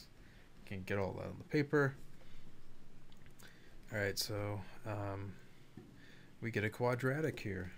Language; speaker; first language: English; native; English